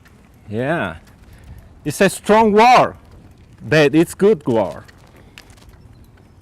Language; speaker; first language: English; non-native, learner; Spanish